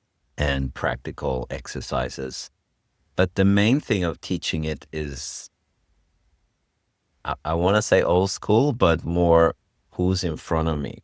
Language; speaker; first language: English; non-native, fluent; Swedish